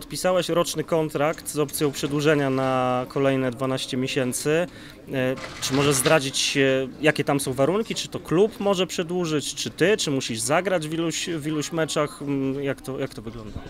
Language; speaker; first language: Polish; native; Polish